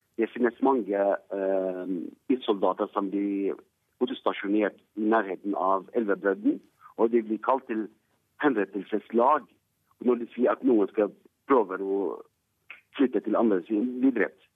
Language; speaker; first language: Norwegian; non-native, fluent; Arabic